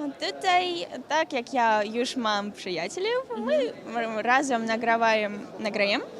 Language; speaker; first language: Polish; non-native, learner; Ukrainian